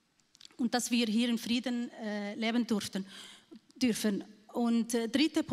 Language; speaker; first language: German; non-native, learner; Arabic